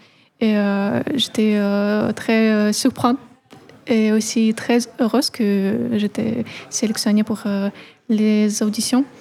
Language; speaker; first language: French; non-native, fluent; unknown